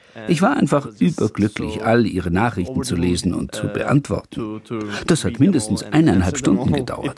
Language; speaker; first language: German; non-native, fluent; Turkish